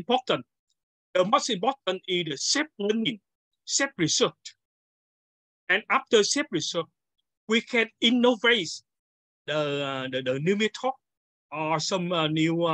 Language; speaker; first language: English; non-native, learner; Vietnamese